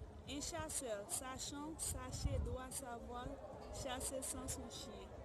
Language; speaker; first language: French; non-native, local second language; Haitian Creole